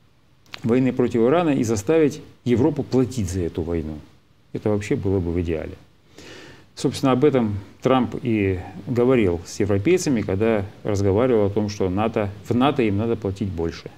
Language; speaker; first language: Russian; native; Russian